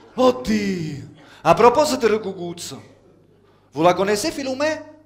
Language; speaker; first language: Italian; early bilingual, other home language; French